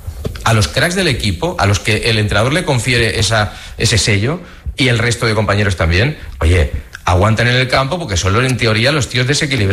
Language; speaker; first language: Spanish; native; Spanish